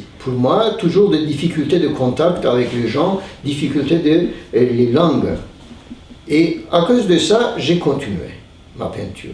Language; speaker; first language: French; non-native, fluent; Turkish